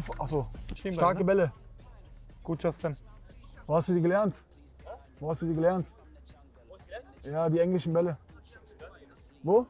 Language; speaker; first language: German; native; German